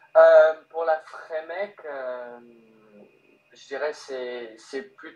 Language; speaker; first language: French; early bilingual, heritage; French